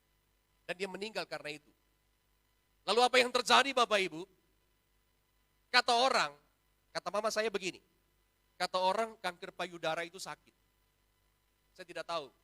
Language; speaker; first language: Indonesian; native; Indonesian